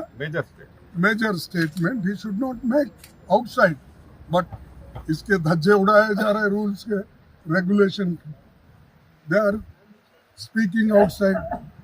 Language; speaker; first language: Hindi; non-native, local second language; Kannada